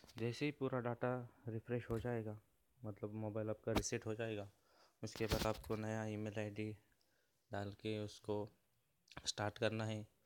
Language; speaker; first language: Hindi; non-native, local second language; Marathi